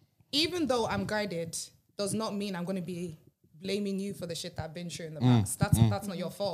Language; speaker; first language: English; native; English